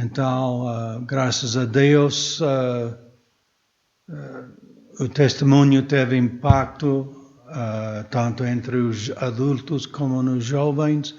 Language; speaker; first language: Portuguese; non-native, fluent; English